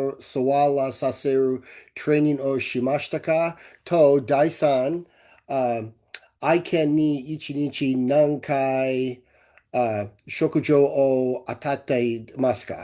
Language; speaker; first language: Japanese; non-native, learner; English